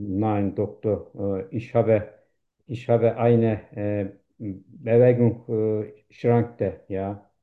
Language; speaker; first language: German; non-native, learner; Turkish